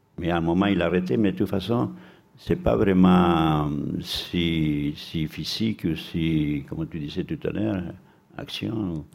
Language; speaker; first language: French; non-native, fluent; Spanish